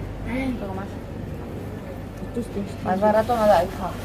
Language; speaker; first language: Spanish; native; Spanish